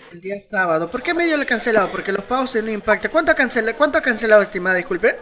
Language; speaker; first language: Spanish; native; Spanish